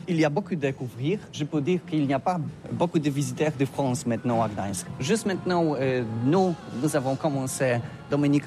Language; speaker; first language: French; non-native, learner; Polish